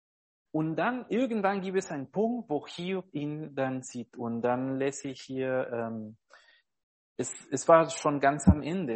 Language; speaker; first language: German; non-native, fluent; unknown